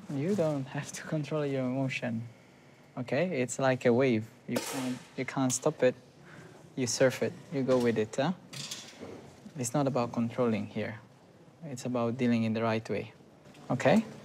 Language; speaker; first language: English; non-native, fluent; Italian